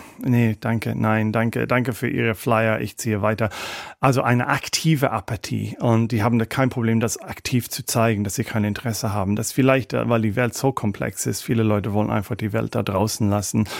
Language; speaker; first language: German; non-native, fluent; English